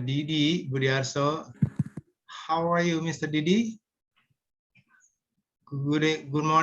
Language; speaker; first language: English; non-native, fluent; Indonesian